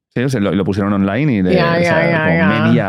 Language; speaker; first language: Spanish; native; Spanish